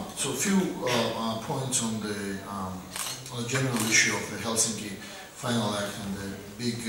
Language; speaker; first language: English; non-native, fluent; Georgian